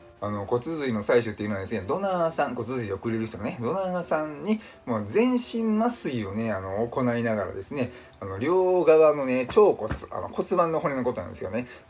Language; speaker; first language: Japanese; native; Japanese